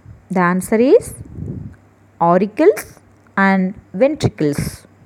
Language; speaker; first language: English; non-native, local second language; Tamil